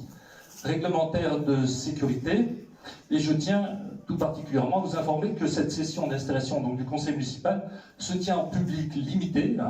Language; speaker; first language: French; native; French